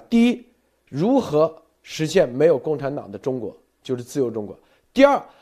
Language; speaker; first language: Chinese; non-native, fluent; English